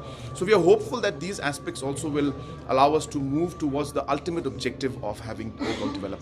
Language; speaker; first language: English; non-native, local second language; Garo